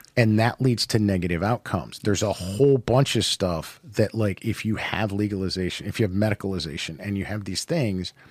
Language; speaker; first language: English; native; English